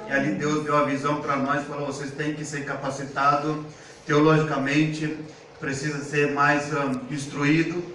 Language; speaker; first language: Portuguese; non-native, fluent; Hindi